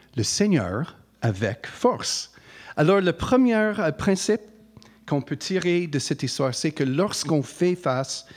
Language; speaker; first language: French; non-native, fluent; English